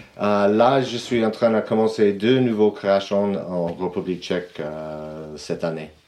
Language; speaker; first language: French; non-native, fluent; English